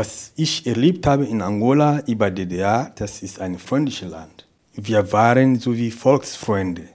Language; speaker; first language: German; non-native, fluent; Portuguese